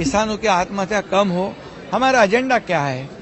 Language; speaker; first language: Hindi; non-native, local second language; Marathi